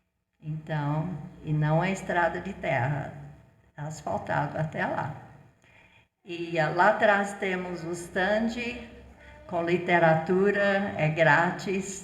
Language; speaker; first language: Portuguese; non-native, fluent; English